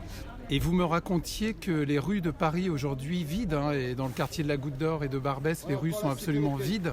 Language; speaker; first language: French; native; French